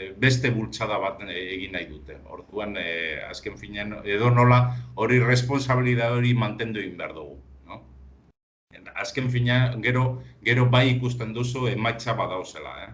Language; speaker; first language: Basque; non-native, local second language; Spanish